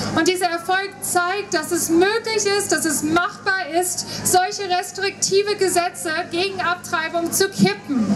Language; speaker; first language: German; native; German